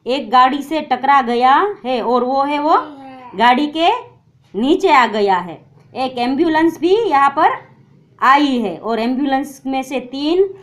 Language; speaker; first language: Hindi; non-native, local second language; Gujarati